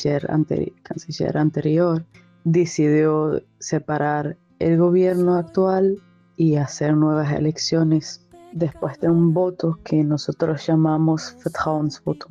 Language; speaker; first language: Spanish; non-native, fluent; German